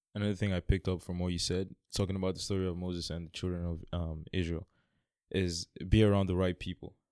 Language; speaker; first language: English; non-native, local second language; Yoruba